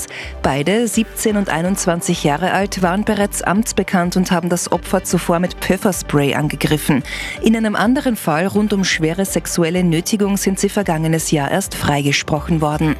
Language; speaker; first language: German; native; German